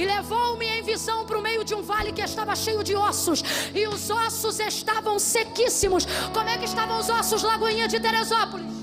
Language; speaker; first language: Portuguese; native; Portuguese